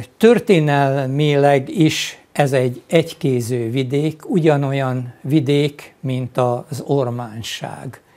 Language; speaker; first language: Hungarian; native; Hungarian